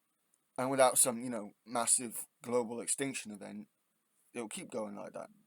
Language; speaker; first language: English; native; English